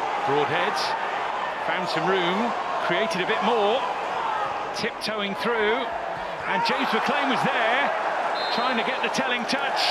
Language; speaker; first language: English; native; English